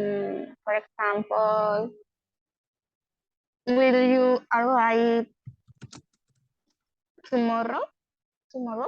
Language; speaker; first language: English; non-native, learner; Spanish